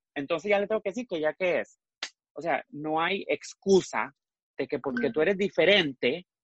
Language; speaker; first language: Spanish; native; Spanish